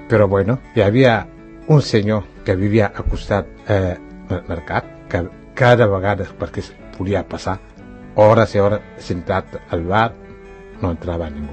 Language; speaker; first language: Catalan; non-native, fluent; Wolof